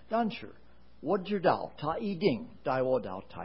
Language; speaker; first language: Chinese; non-native, fluent; English